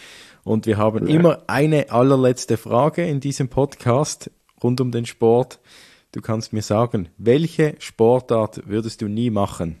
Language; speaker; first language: German; native; German